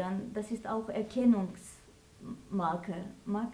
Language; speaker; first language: German; non-native, fluent; Armenian